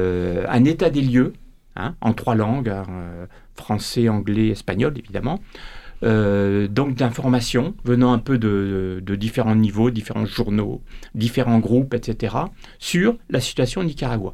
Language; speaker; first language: French; native; French